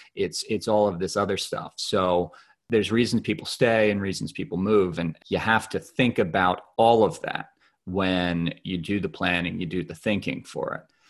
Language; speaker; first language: English; native; English